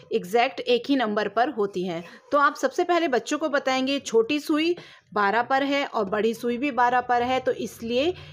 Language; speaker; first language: Hindi; native; Hindi